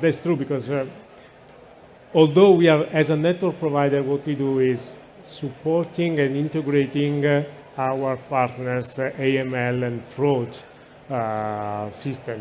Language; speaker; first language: English; non-native, fluent; Italian